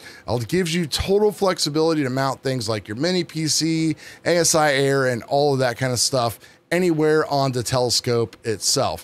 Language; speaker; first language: English; native; English